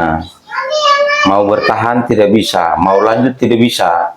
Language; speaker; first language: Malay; non-native, local second language; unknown